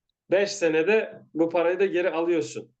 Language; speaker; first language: Turkish; native; Turkish